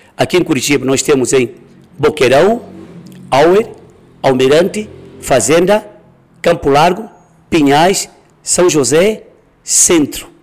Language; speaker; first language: Portuguese; non-native, fluent; Chinese